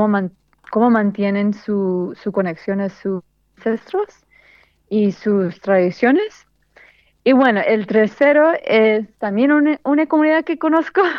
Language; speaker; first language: Spanish; early bilingual, heritage; Spanish